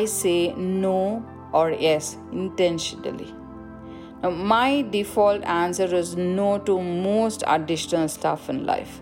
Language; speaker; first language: English; non-native, local second language; Tamil